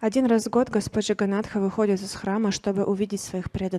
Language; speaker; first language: Russian; native; Russian